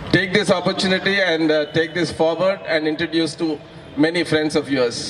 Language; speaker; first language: English; non-native, local second language; Telugu